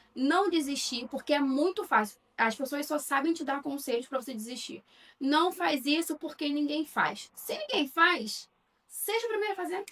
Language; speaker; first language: Portuguese; native; Portuguese